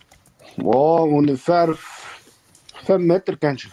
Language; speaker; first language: Swedish; non-native, local second language; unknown